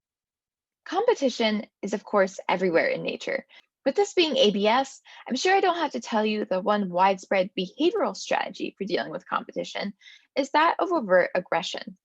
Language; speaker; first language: English; native; English